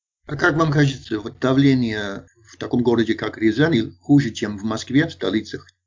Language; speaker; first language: Russian; non-native, fluent; English